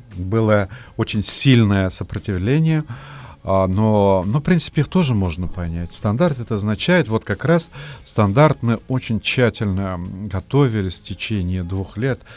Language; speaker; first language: Russian; non-native, local second language; Tatar